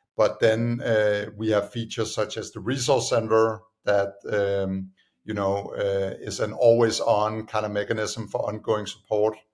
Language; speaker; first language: English; non-native, fluent; Danish